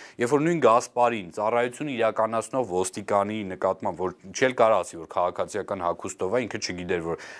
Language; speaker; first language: Armenian; native; Armenian